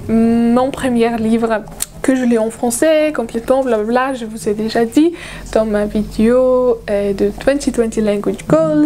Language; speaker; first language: French; non-native, fluent; Russian